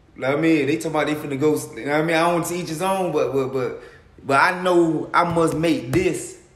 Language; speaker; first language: English; native; English